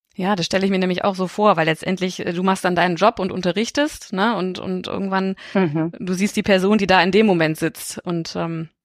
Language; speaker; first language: German; native; German